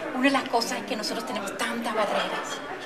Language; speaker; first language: Spanish; native; Spanish